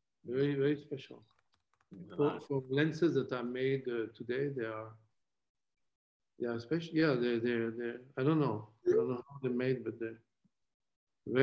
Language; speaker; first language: English; non-native, fluent; French